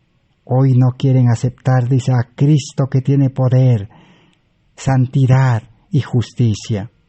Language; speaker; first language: Spanish; native; Spanish